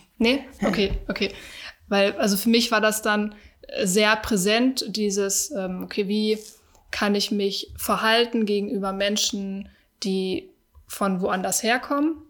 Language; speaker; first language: German; native; German